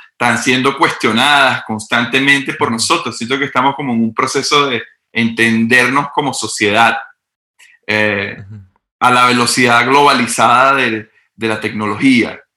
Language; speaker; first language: Spanish; native; Spanish